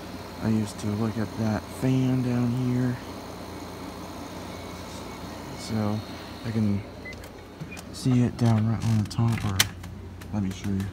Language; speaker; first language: English; native; English